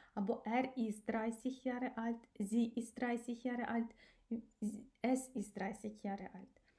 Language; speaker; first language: German; non-native, fluent; Ukrainian